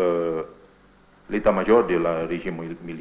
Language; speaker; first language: French; non-native, fluent; Indonesian